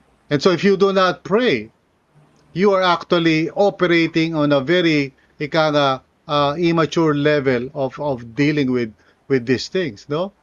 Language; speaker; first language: English; non-native, local second language; Filipino